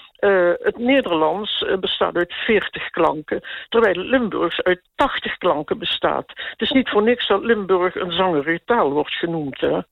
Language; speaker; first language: Dutch; native; Dutch